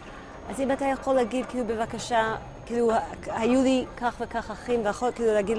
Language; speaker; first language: Hebrew; native; Hebrew